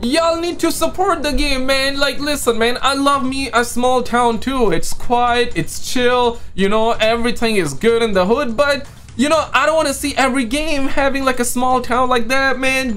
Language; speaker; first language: English; native; English